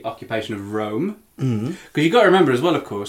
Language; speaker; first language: English; native; English